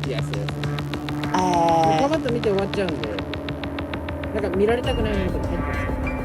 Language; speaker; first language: Japanese; native; Japanese